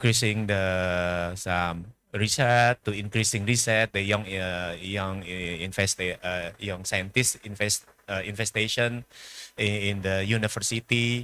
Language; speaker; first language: English; non-native, learner; Indonesian